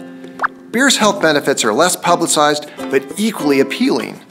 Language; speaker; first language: English; native; English